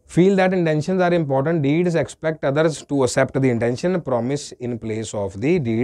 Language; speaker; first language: English; non-native, local second language; Punjabi